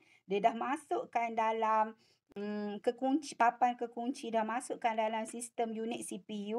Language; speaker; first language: Malay; native; Malay